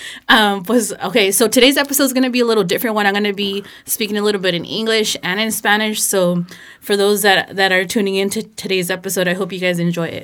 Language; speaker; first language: English; early bilingual, other home language; Spanish